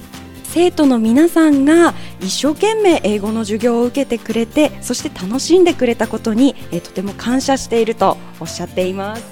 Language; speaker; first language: Japanese; native; Japanese